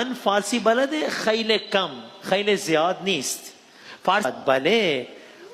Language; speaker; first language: Persian; non-native, learner; Urdu